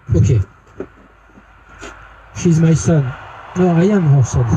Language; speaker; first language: English; non-native, learner; French